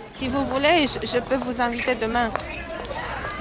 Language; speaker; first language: French; non-native, fluent; Romanian